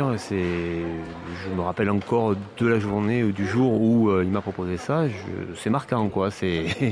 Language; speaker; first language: French; native; French